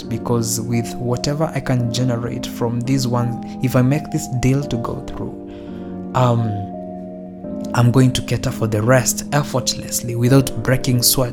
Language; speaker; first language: English; non-native, local second language; Swahili